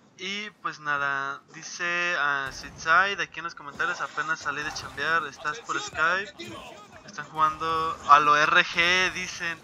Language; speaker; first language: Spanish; native; Spanish